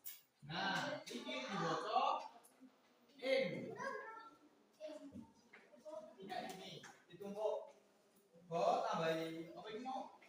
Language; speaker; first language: Indonesian; non-native, local second language; Javanese